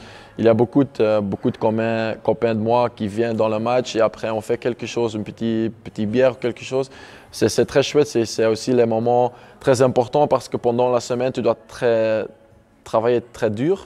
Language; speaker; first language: French; non-native, local second language; Dutch